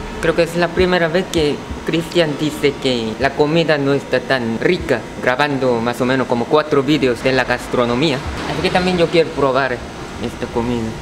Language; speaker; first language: Spanish; non-native, fluent; Korean